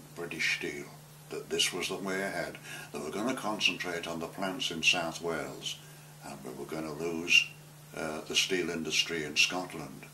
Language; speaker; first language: English; native; English